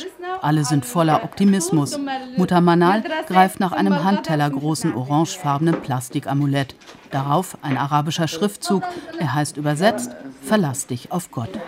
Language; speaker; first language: German; native; German